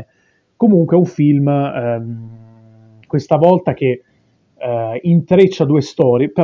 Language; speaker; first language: Italian; native; Italian